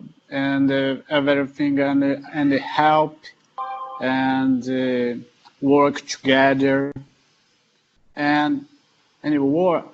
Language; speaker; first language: English; non-native, learner; Portuguese